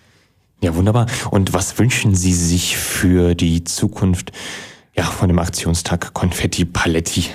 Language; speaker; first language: German; native; German